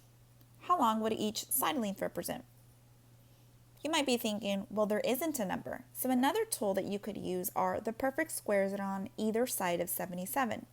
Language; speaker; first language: English; native; English